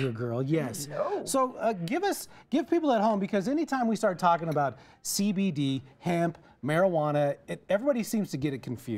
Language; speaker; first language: English; native; English